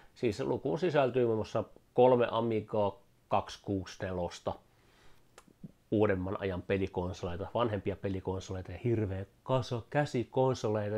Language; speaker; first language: Finnish; native; Finnish